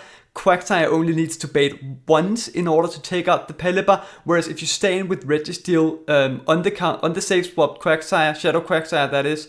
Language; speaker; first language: English; native; English